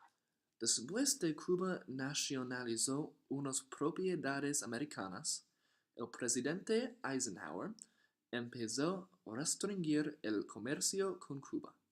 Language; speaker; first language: Spanish; non-native, learner; English